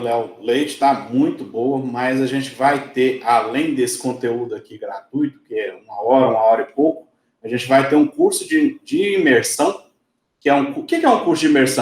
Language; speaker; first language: Portuguese; native; Portuguese